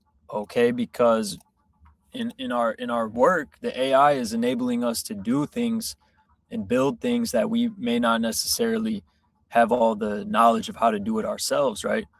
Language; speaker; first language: English; native; English